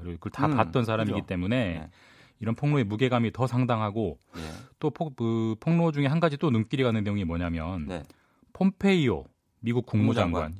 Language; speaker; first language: Korean; native; Korean